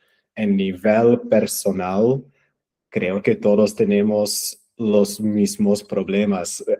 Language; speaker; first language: Spanish; non-native, fluent; English